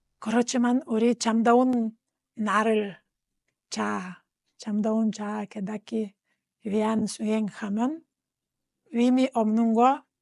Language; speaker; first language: Korean; non-native, fluent; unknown